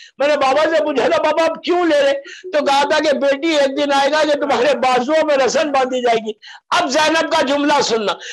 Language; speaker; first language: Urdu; native; Urdu